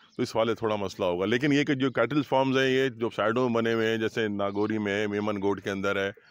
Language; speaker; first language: Urdu; native; Urdu